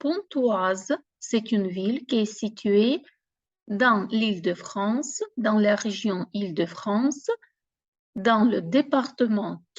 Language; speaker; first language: French; non-native, fluent; Ukrainian